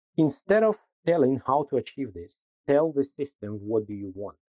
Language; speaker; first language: English; non-native, fluent; Russian